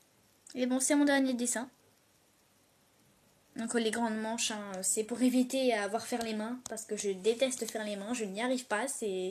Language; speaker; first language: French; native; French